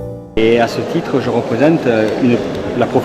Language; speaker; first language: French; native; French